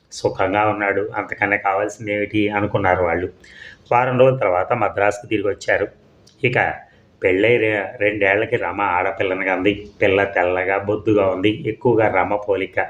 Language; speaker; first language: Telugu; native; Telugu